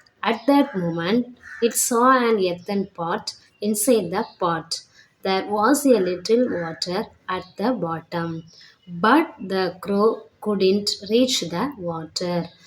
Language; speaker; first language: English; non-native, local second language; Tamil